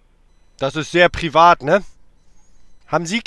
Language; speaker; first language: German; native; German